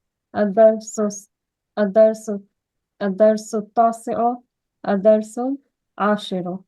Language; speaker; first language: Arabic; non-native, learner; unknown